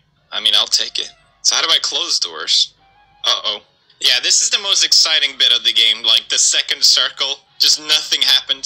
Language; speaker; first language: English; native; English